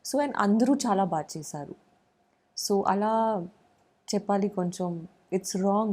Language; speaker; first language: Telugu; non-native, fluent; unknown